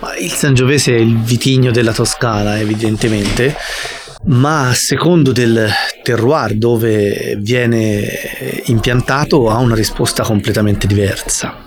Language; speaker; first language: Italian; native; Italian